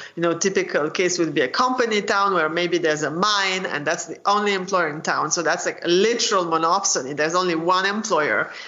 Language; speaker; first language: English; non-native, fluent; French